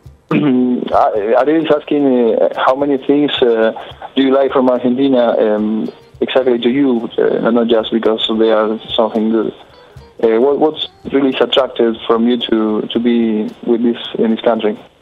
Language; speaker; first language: English; non-native, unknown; Spanish